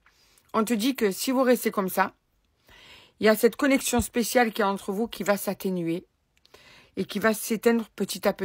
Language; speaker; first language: French; native; French